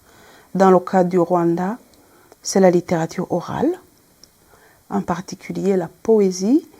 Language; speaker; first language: French; non-native, local second language; Kinyarwanda